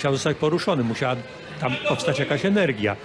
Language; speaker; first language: Polish; native; Polish